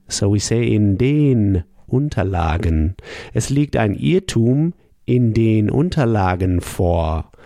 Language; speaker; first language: German; native; German